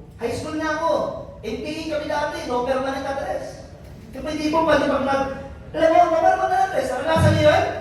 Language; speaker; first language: Filipino; non-native, local second language; Bikol